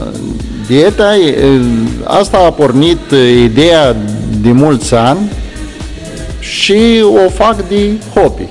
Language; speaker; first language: Romanian; non-native, fluent; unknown